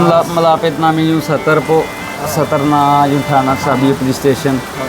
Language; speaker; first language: Filipino; non-native, learner; Punjabi